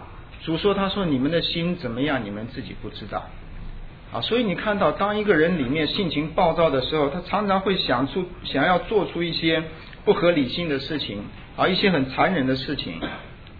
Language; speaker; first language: Chinese; native; Chinese